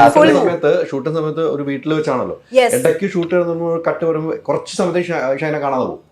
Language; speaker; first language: Malayalam; native; Malayalam